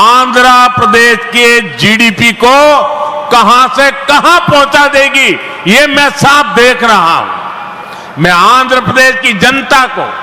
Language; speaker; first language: Hindi; non-native, local second language; Gujarati